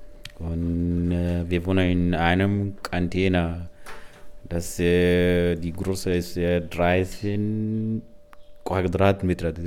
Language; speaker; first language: German; non-native, learner; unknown